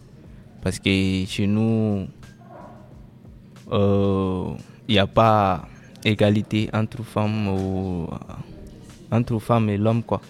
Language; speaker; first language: French; non-native, local second language; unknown